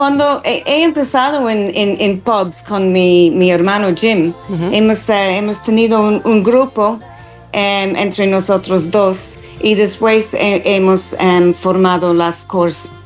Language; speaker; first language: Spanish; non-native, fluent; English